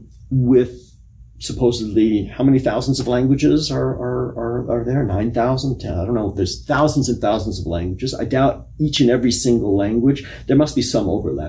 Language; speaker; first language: English; native; English